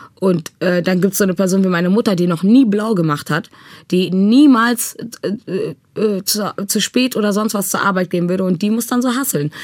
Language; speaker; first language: German; early bilingual, other home language; Tigrinya